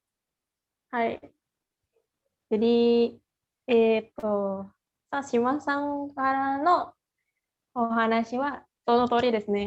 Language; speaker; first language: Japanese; non-native, fluent; Indonesian